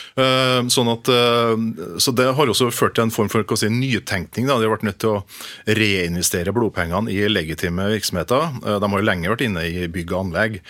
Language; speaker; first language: Norwegian; native; Norwegian